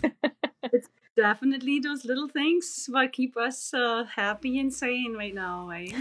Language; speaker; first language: English; non-native, fluent; German